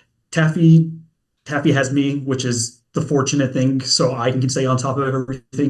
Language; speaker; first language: English; native; English